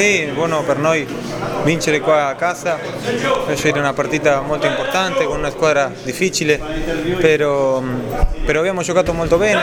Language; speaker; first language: Italian; non-native, fluent; Spanish